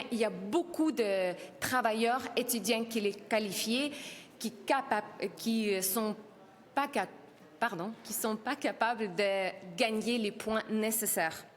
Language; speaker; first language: French; non-native, learner; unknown